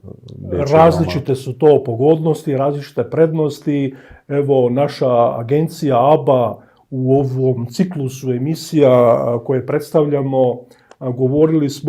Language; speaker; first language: Bosnian; native; Bosnian